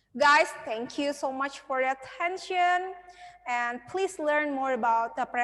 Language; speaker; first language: English; non-native, fluent; Indonesian